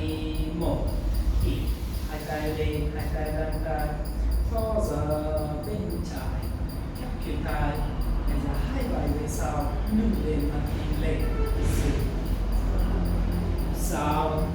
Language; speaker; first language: Vietnamese; non-native, learner; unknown